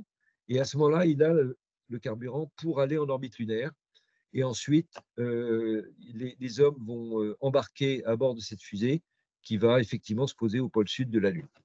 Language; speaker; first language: French; native; French